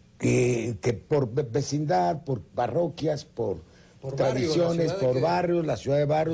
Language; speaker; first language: Spanish; native; Spanish